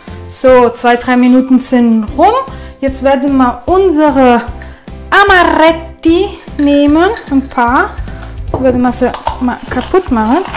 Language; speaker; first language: German; non-native, fluent; Italian